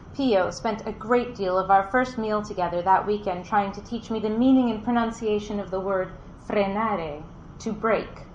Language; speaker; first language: English; native; English